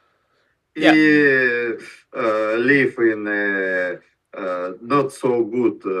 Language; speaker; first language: English; non-native, learner; Russian